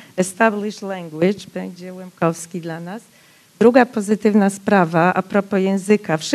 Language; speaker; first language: Polish; non-native, local second language; Rusyn